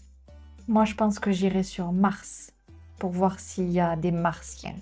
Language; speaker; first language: French; native; French